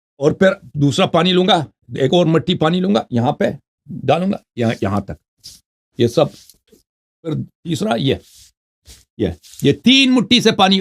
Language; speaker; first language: Urdu; non-native, fluent; Persian